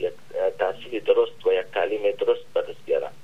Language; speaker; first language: Persian; native; Persian